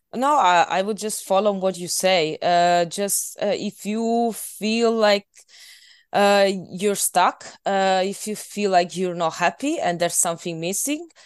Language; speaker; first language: English; non-native, fluent; Italian